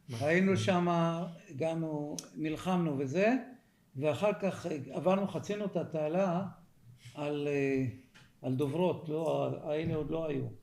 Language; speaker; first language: Hebrew; early bilingual, other home language; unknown